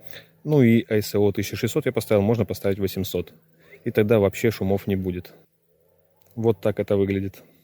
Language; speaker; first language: Russian; native; Russian